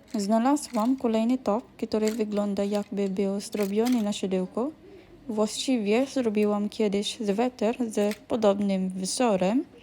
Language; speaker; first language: Polish; non-native, learner; Filipino